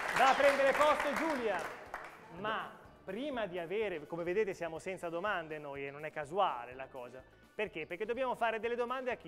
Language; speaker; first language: Italian; native; Italian